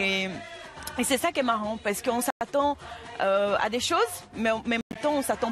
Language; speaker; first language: French; non-native, fluent; Portuguese